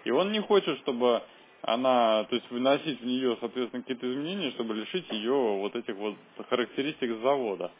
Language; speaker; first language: Russian; native; Russian